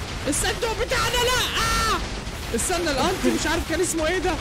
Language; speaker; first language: Arabic; native; Arabic